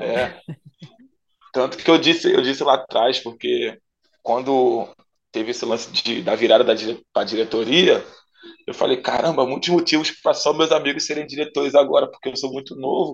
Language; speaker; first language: Portuguese; native; Portuguese